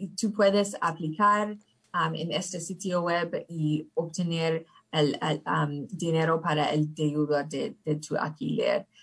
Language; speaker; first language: Spanish; early bilingual, heritage; English